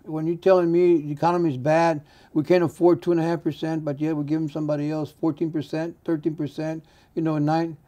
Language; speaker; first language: English; early bilingual, other home language; Spanish